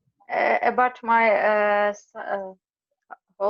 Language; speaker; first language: English; non-native, learner; Russian